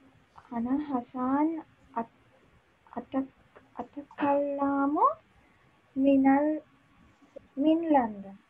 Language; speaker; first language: Arabic; non-native, learner; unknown